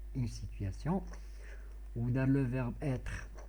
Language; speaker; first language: French; non-native, local second language; Arabic